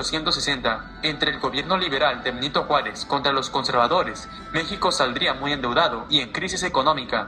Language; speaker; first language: Spanish; native; Spanish